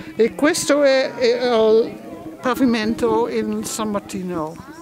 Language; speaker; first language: Italian; non-native, learner; Dutch